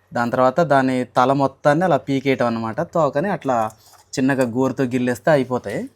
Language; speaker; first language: Telugu; non-native, local second language; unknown